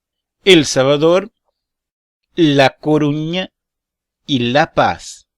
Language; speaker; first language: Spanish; non-native, learner; Portuguese